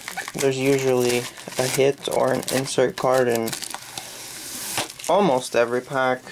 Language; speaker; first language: English; native; English